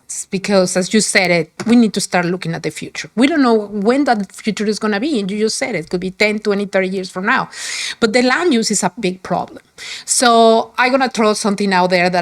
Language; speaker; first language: English; non-native, fluent; Spanish